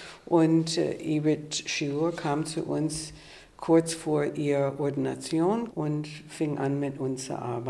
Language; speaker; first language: German; non-native, fluent; English